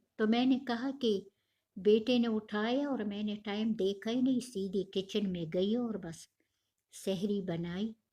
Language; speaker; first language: Urdu; non-native, local second language; Pashto